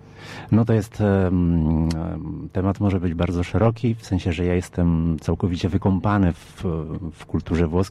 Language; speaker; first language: Polish; early bilingual, heritage; Polish